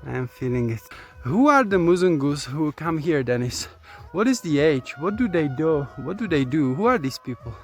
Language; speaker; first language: English; non-native, fluent; Czech